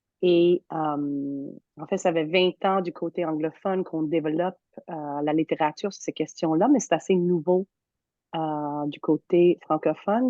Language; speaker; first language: French; native; French